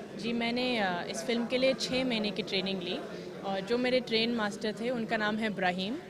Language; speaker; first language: Hindi; early bilingual, heritage; Hindi